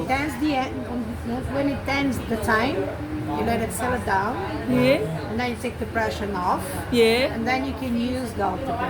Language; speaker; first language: English; non-native, learner; Portuguese